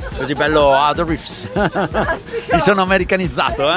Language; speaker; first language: Italian; native; Italian